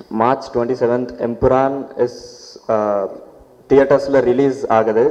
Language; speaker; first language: Tamil; non-native, learner; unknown